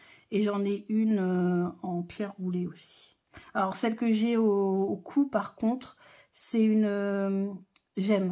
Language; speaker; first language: French; native; French